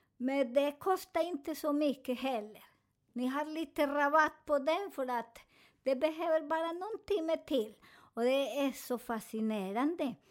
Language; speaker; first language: Swedish; non-native, fluent; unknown